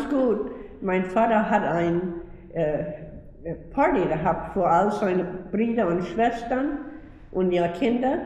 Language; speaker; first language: German; early bilingual, heritage; German